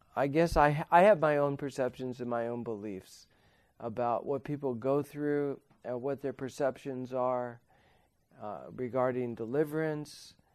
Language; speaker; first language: English; native; English